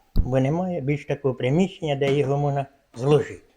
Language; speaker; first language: Ukrainian; native; Ukrainian